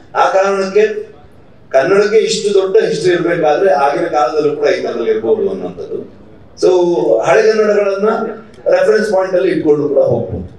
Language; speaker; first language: Kannada; native; Kannada